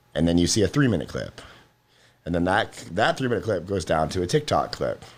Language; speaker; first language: English; native; English